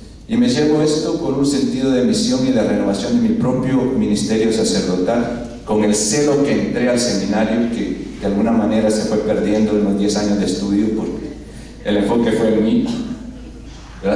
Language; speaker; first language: Spanish; native; Spanish